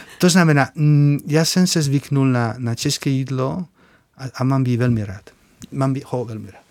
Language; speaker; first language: Czech; non-native, fluent; Spanish